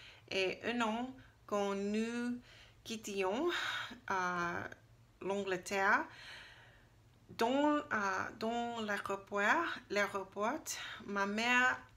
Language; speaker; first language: French; non-native, learner; English